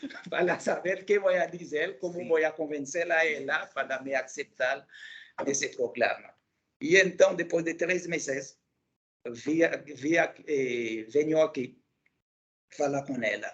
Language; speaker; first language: Portuguese; non-native, local second language; Haitian Creole